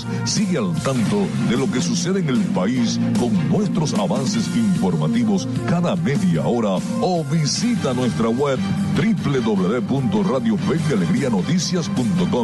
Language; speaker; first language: Spanish; native; Spanish